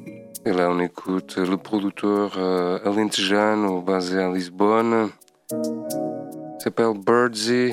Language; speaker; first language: French; non-native, fluent; Portuguese